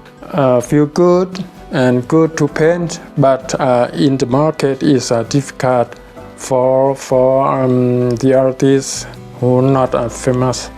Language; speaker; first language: English; non-native, learner; Thai